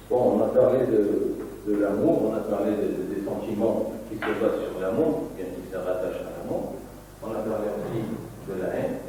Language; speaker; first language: French; non-native, local second language; Arabic